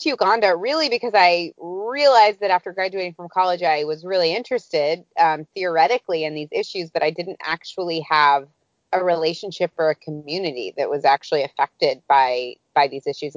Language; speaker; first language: English; native; English